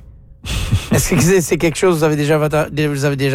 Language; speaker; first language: French; native; French